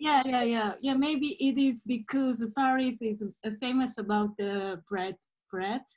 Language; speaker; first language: English; non-native, learner; Korean